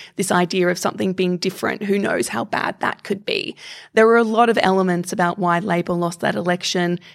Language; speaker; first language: English; native; English